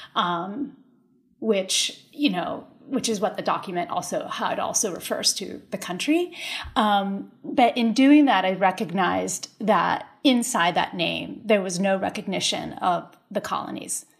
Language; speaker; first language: English; early bilingual, other home language; Spanish